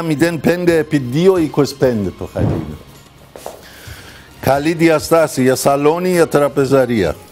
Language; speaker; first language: Greek; non-native, fluent; Persian